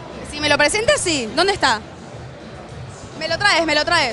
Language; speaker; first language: Spanish; native; Spanish